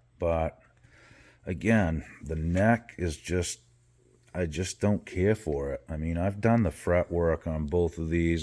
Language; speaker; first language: English; native; English